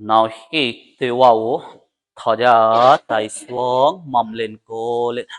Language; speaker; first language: Vietnamese; non-native, learner; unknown